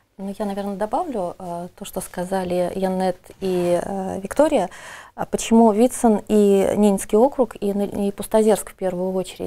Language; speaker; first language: Russian; native; Russian